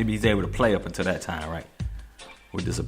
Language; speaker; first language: English; native; English